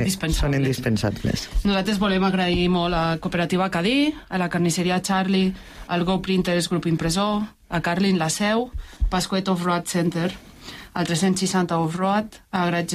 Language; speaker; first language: Catalan; native; Catalan